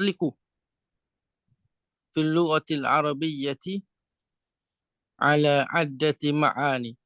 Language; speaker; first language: Arabic; non-native, fluent; Malay